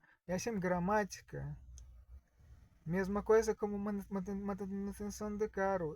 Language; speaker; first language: Portuguese; non-native, learner; Russian